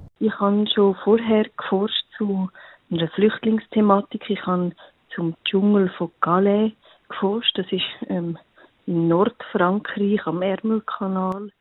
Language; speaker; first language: German; native; German